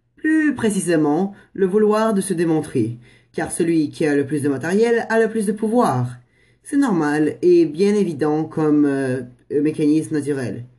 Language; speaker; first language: French; non-native, fluent; Russian